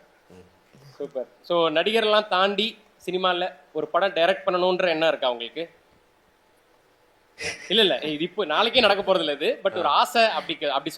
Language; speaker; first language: Tamil; native; Tamil